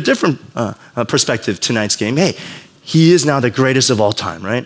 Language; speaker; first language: English; native; English